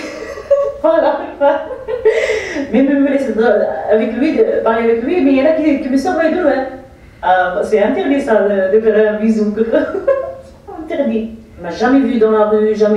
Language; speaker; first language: French; non-native, fluent; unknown